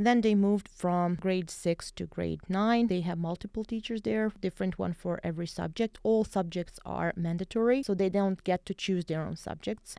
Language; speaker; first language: English; non-native, fluent; Bosnian